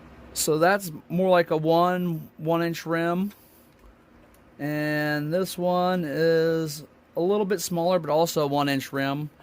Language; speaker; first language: English; native; English